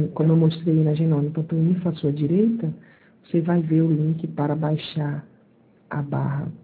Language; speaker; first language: Portuguese; native; Portuguese